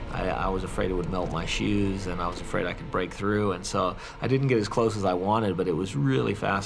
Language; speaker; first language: English; native; English